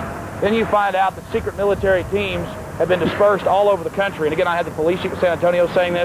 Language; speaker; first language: English; native; English